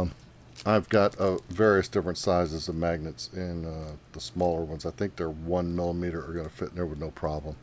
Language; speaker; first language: English; native; English